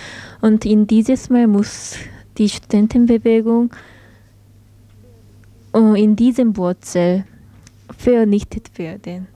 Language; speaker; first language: German; non-native, learner; Korean